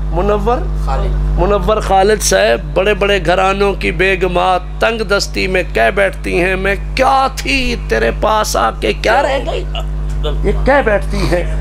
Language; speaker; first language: Urdu; non-native, local second language; Saraiki